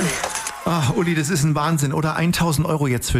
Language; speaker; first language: German; native; German